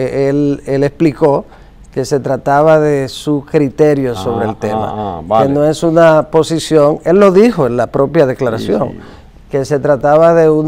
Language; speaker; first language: Spanish; native; Spanish